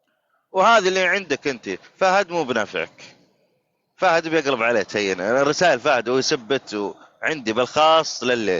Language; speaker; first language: Arabic; native; Arabic